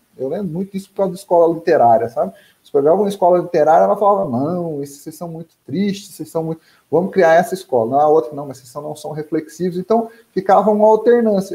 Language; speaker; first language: Portuguese; native; Portuguese